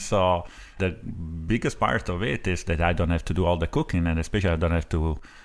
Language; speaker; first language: English; non-native, fluent; Italian